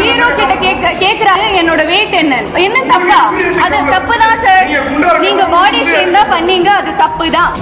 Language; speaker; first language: Tamil; non-native, fluent; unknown